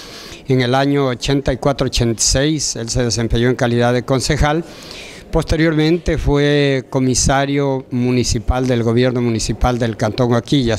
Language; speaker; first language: Spanish; native; Spanish